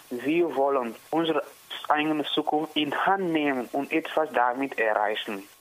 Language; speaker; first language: German; non-native, fluent; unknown